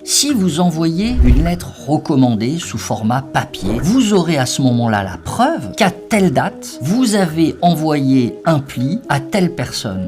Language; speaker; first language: French; native; French